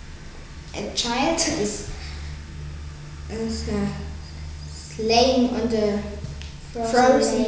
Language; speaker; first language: English; non-native, learner; German